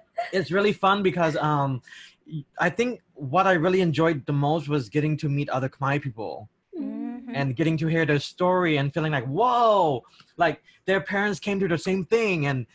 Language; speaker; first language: English; native; English